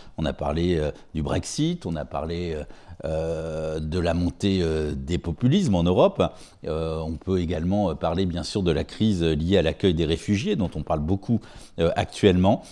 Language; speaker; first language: French; native; French